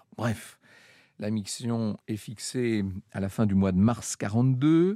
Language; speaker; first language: French; native; French